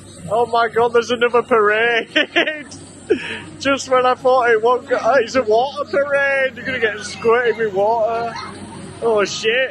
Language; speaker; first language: English; native; English